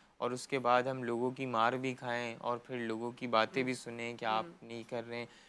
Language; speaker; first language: Urdu; native; Urdu